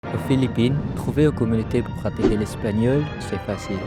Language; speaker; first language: French; non-native, fluent; Filipino